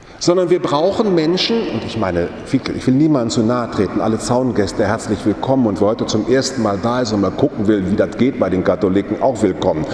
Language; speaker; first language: German; native; German